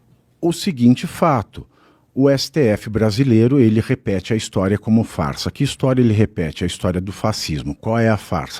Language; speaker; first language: Portuguese; native; Portuguese